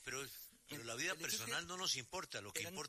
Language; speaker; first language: Spanish; native; Spanish